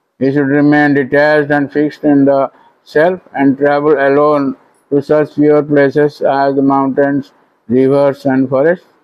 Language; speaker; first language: English; non-native, local second language; Odia